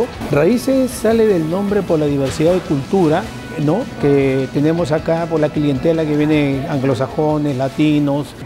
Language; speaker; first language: Spanish; native; Spanish